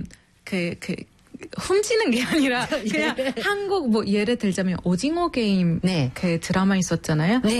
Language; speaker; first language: Korean; non-native, fluent; Arabic